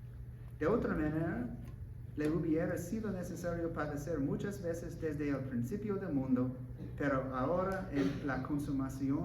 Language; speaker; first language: Spanish; non-native, learner; English